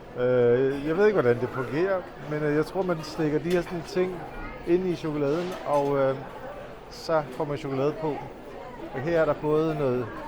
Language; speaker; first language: Danish; early bilingual, other home language; Urdu